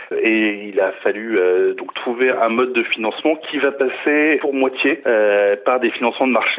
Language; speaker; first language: French; native; French